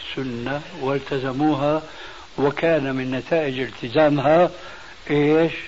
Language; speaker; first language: Arabic; early bilingual, other home language; Albanian